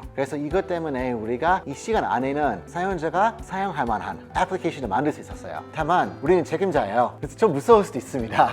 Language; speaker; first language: Korean; non-native, fluent; English